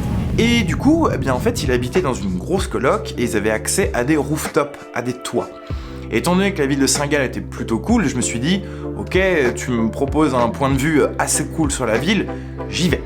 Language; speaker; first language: French; native; French